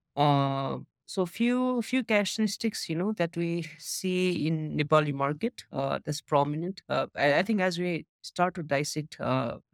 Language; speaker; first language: English; non-native, local second language; Nepali